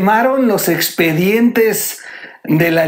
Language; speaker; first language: Spanish; native; Spanish